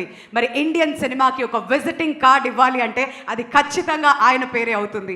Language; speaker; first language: Telugu; native; Telugu